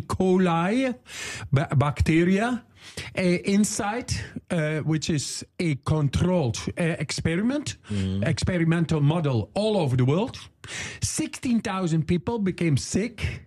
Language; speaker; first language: English; non-native, fluent; Dutch